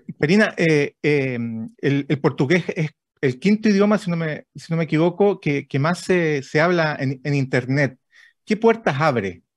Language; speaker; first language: Spanish; native; Spanish